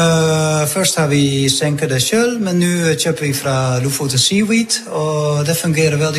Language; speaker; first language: Norwegian; non-native, fluent; Dutch